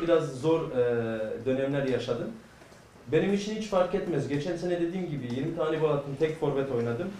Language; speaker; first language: Turkish; early bilingual, heritage; Turkish